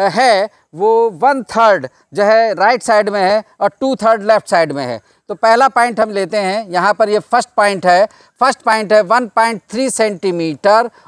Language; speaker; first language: Hindi; native; Hindi